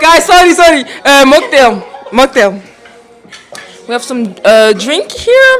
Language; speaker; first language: English; non-native, fluent; French